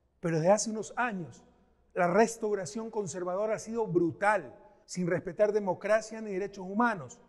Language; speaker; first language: Spanish; native; Spanish